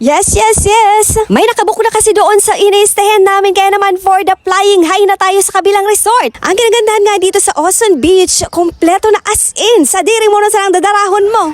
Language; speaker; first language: Filipino; non-native, local second language; Bikol